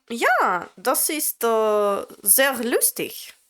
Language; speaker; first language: German; non-native, learner; Latvian